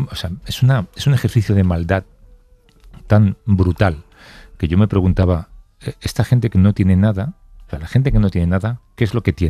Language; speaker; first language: Spanish; native; Spanish